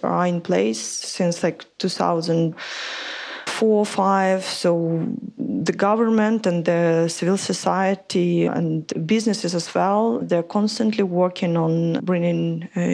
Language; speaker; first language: English; non-native, fluent; Ukrainian